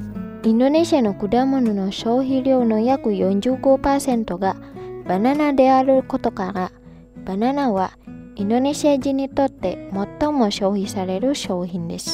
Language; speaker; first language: Japanese; non-native, fluent; Indonesian